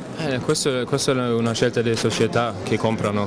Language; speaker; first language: Italian; non-native, learner; German